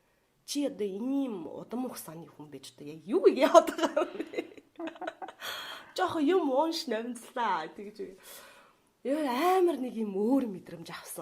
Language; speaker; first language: Mongolian; native; Mongolian